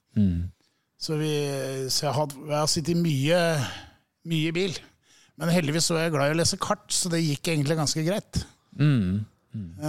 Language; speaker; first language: Norwegian; native; Norwegian